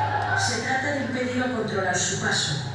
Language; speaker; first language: Spanish; native; Spanish